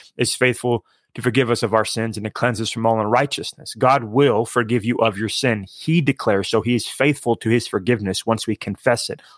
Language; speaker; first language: English; native; English